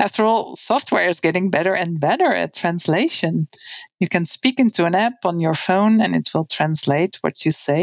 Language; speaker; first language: English; non-native, fluent; Dutch